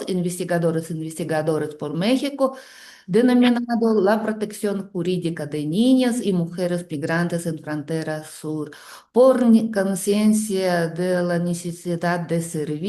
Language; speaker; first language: Spanish; non-native, fluent; Russian